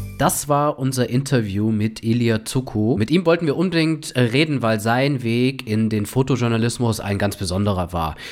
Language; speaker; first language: German; native; German